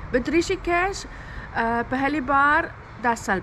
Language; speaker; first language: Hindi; non-native, learner; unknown